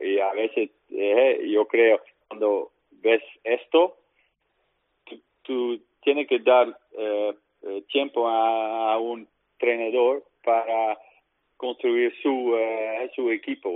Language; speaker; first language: Spanish; non-native, learner; Dutch